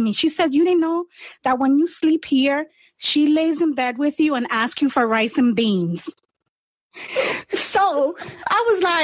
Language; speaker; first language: English; native; English